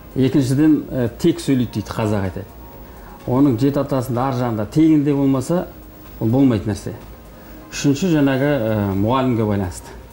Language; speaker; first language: Kazakh; native; Kazakh